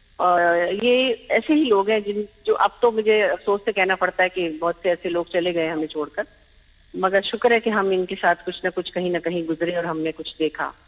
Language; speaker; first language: Urdu; native; Urdu